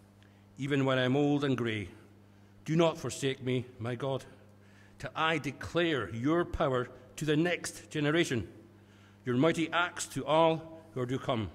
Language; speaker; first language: English; native; English